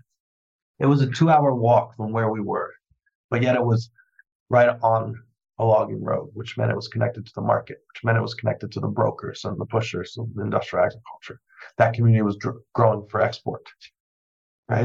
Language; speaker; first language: English; native; English